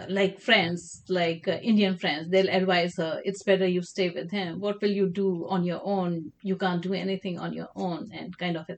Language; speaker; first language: English; non-native, local second language; Kashmiri